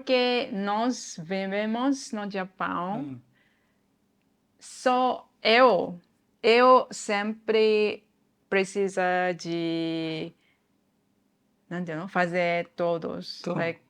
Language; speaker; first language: Portuguese; non-native, learner; Japanese